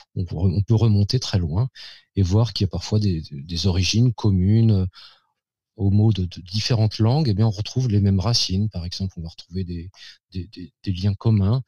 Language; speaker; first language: French; native; French